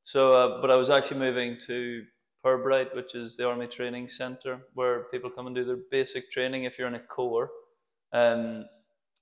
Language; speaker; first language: English; native; English